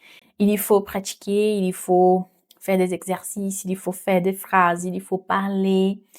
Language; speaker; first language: French; non-native, fluent; Portuguese